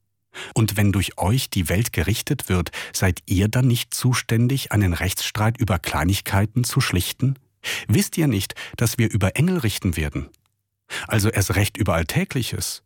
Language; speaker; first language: German; native; German